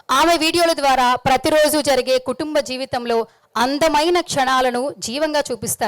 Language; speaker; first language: Telugu; native; Telugu